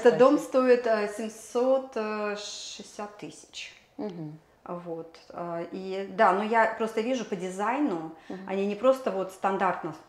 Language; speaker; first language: Russian; native; Russian